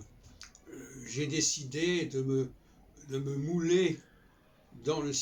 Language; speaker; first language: French; native; French